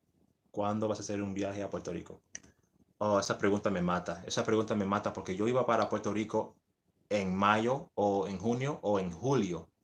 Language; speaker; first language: Spanish; early bilingual, heritage; English